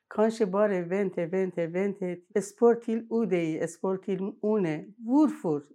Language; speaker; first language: Norwegian; non-native, learner; Persian